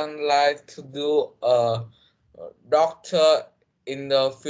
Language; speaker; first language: English; non-native, learner; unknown